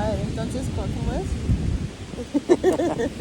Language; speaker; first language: Spanish; early bilingual, heritage; Spanish